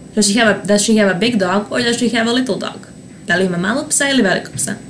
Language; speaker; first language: English; non-native, fluent; Serbian